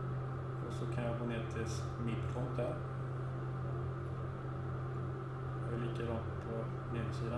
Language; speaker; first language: Swedish; native; Swedish